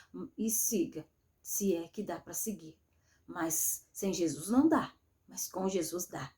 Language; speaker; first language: Portuguese; native; Portuguese